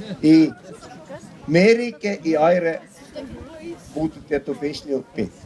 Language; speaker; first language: Russian; non-native, fluent; Estonian